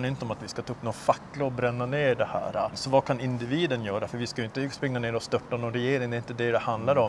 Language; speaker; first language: Swedish; native; Swedish